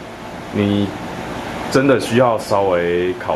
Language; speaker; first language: Chinese; native; Chinese